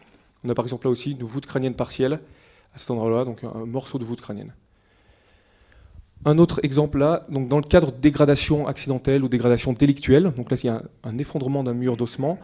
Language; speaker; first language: French; native; French